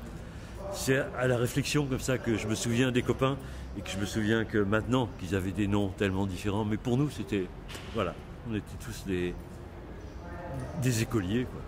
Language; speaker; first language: French; native; French